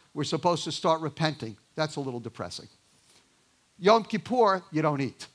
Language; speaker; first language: English; native; English